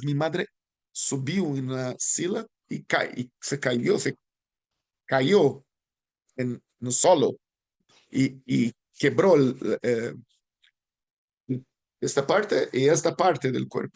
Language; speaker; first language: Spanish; non-native, learner; Portuguese